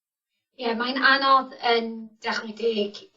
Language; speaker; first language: Welsh; non-native, local second language; English